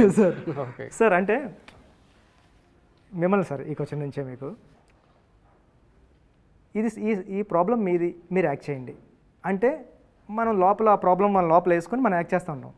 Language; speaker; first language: Telugu; native; Telugu